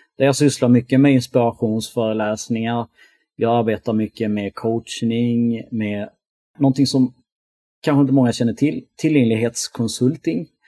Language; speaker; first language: Swedish; early bilingual, other home language; Albanian